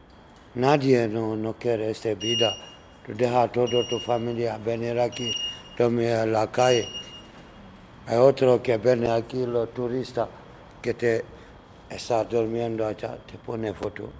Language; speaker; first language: Spanish; non-native, learner; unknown